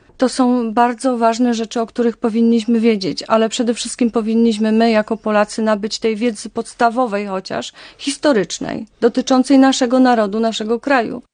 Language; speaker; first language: Polish; native; Polish